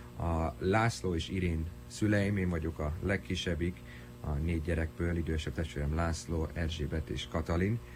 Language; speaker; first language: Hungarian; early bilingual, heritage; Hungarian